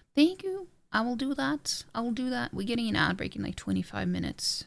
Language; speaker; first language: English; non-native, fluent; Norwegian